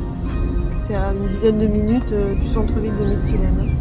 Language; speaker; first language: French; native; French